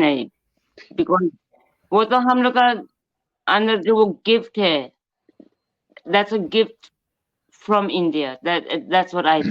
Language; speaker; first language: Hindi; non-native, local second language; Bangla